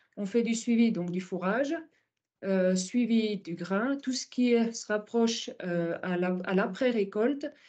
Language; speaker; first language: French; native; French